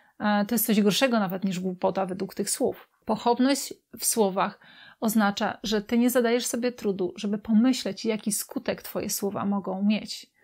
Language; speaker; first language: Polish; native; Polish